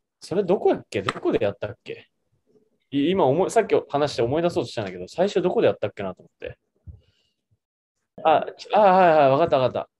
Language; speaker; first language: Japanese; native; Japanese